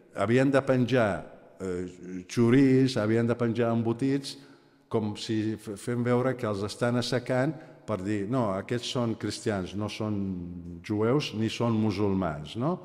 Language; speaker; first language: Catalan; non-native, fluent; Aramaic